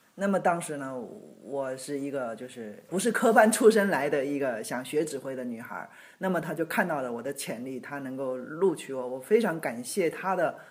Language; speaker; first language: Chinese; native; Chinese